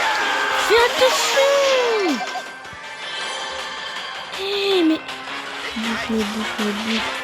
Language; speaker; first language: French; native; French